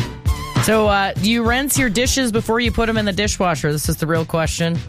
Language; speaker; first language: English; native; English